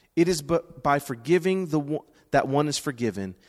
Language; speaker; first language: English; native; English